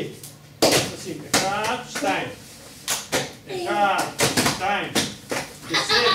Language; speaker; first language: Hebrew; non-native, learner; Russian